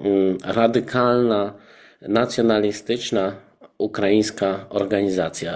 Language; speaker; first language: Ukrainian; non-native, fluent; Polish